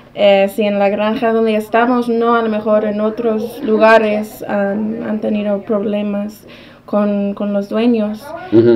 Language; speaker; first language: Spanish; non-native, fluent; English